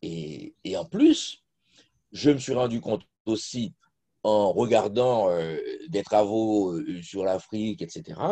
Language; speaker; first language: French; non-native, local second language; Haitian Creole